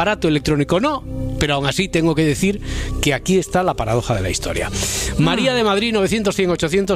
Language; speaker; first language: Spanish; native; Spanish